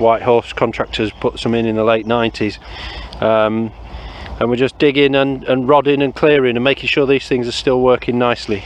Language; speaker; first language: English; native; English